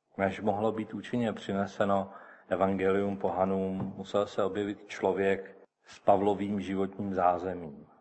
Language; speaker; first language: Czech; native; Czech